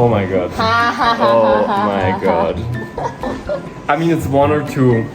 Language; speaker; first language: English; non-native, fluent; German